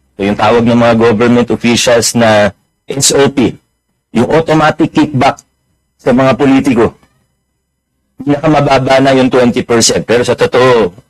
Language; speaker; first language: Filipino; native; Filipino